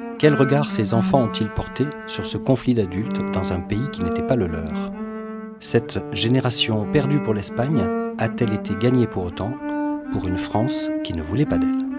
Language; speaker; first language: French; native; French